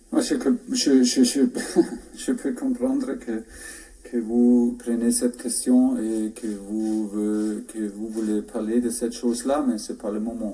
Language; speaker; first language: French; non-native, fluent; German